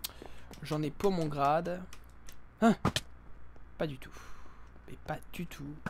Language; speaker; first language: French; native; French